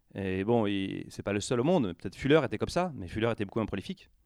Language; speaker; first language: French; native; French